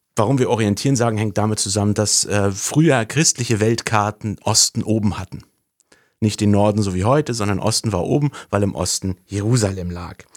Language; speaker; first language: German; native; German